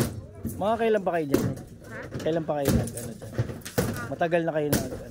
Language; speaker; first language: Filipino; native; Filipino